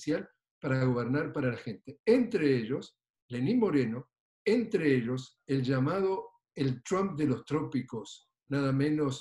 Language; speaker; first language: Spanish; native; Spanish